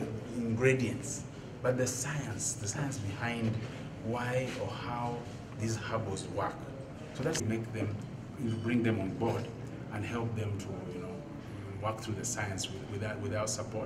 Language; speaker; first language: English; non-native, local second language; Ganda